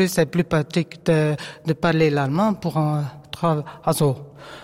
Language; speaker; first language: French; non-native, learner; Dutch